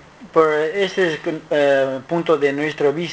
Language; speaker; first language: Spanish; non-native, learner; Kurdish